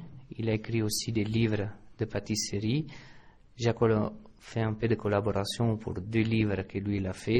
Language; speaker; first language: French; non-native, fluent; Italian